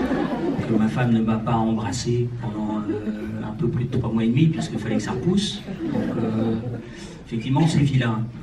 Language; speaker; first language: French; native; French